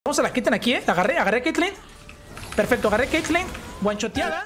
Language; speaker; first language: Spanish; native; Spanish